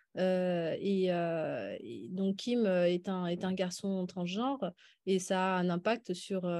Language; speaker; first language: French; native; French